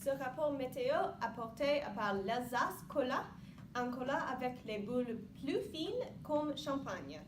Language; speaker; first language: French; non-native, learner; English